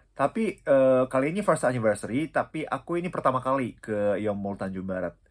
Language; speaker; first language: Indonesian; non-native, fluent; Japanese